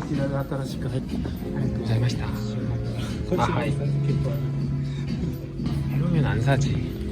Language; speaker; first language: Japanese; non-native, learner; Korean